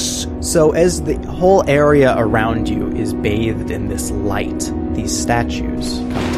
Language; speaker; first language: English; native; English